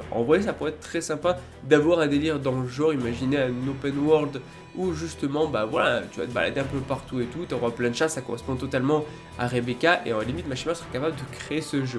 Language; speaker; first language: French; native; French